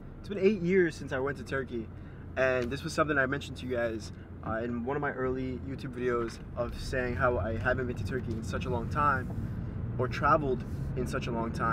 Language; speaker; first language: English; early bilingual, other home language; Turkish